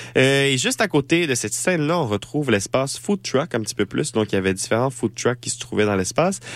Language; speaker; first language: French; native; French